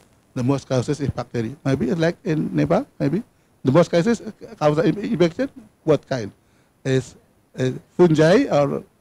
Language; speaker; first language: English; non-native, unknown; Indonesian